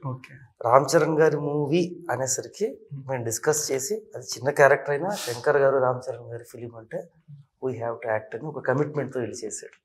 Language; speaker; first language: Telugu; native; Telugu